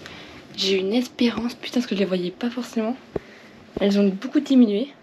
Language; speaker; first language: French; native; French